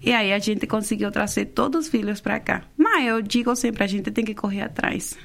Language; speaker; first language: Portuguese; non-native, fluent; Spanish